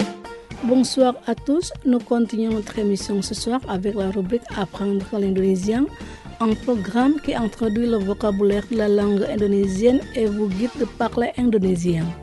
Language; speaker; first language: French; non-native, fluent; Indonesian